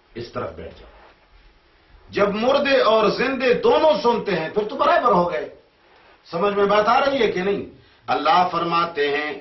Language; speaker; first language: Urdu; non-native, local second language; Pashto